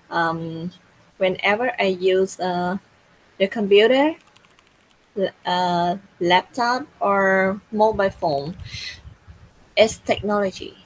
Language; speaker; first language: English; non-native, learner; Vietnamese